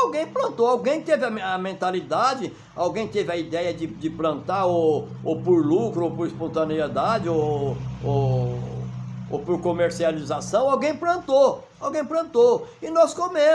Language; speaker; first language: Portuguese; native; Portuguese